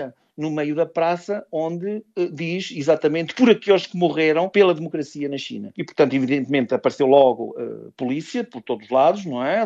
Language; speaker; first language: Portuguese; native; Portuguese